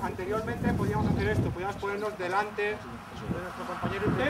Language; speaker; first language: Spanish; native; Spanish